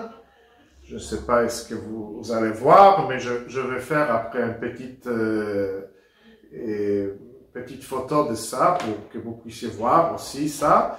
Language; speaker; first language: French; non-native, fluent; Polish